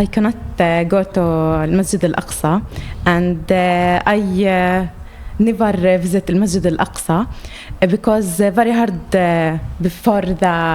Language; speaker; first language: English; non-native, learner; Arabic